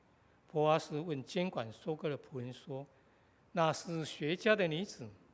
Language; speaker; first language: Chinese; native; Chinese